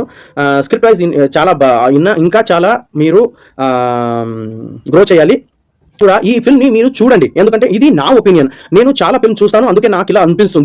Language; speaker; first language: Telugu; non-native, learner; Kannada